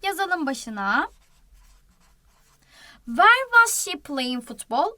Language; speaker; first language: English; non-native, fluent; Turkish